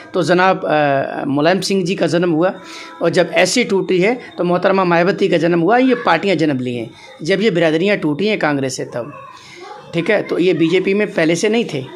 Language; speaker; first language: Hindi; native; Hindi